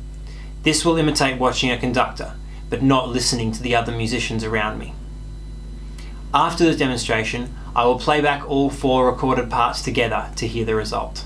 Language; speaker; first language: English; native; English